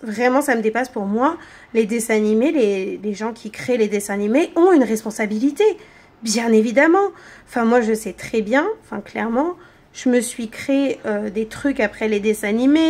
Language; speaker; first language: French; native; French